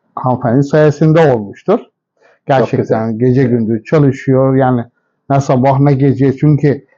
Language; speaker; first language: Turkish; non-native, fluent; Persian